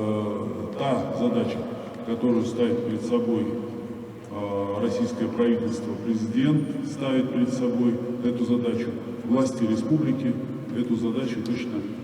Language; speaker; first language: Russian; native; Russian